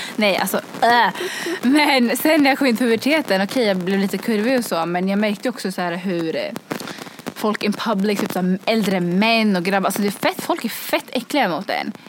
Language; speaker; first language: Swedish; early bilingual, other home language; Kurdish